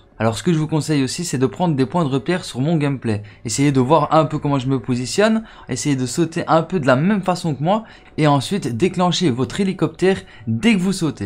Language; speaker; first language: French; native; French